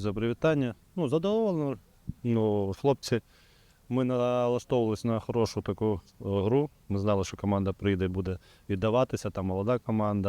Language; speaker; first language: Ukrainian; native; Ukrainian